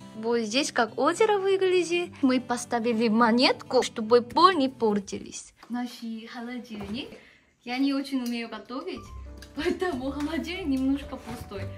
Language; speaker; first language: Russian; non-native, learner; Korean